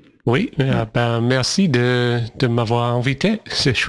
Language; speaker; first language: French; non-native, fluent; English